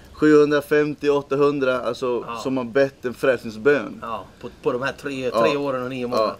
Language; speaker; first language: Swedish; early bilingual, other home language; Spanish